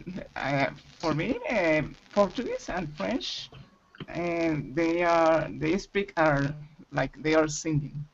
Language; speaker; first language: English; non-native, learner; Spanish